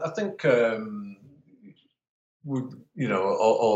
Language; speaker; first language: English; native; English